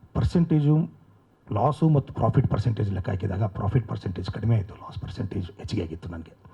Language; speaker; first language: Kannada; native; Kannada